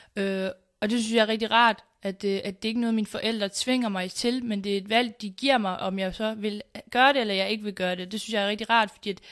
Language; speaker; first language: Danish; early bilingual, other home language; Central Kurdish